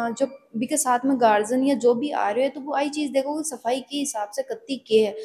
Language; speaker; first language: Hindi; native; Hindi